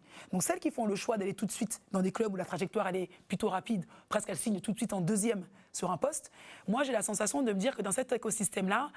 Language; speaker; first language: French; native; French